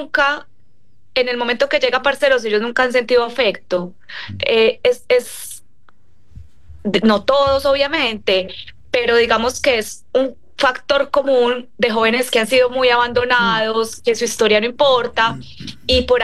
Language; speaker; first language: Spanish; native; Spanish